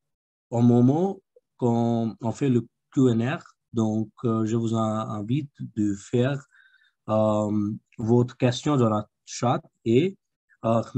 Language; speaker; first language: French; non-native, fluent; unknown